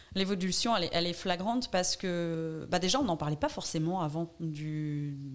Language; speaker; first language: French; native; French